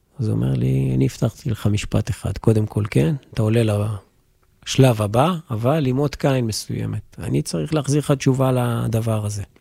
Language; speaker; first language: Hebrew; native; Hebrew